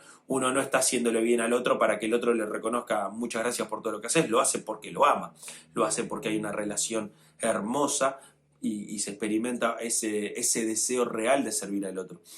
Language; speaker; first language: Spanish; native; Spanish